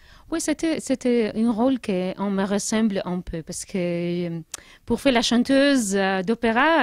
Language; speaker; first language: French; non-native, learner; Spanish